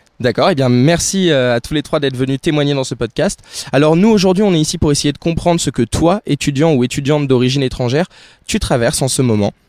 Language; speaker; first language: French; native; French